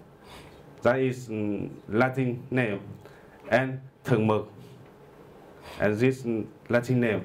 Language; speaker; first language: English; non-native, learner; Vietnamese